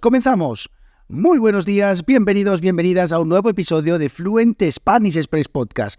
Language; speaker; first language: Spanish; native; Spanish